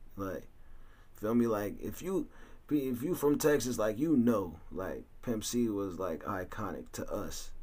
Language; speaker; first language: English; native; English